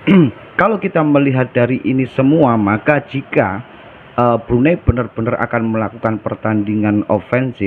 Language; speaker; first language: Indonesian; native; Indonesian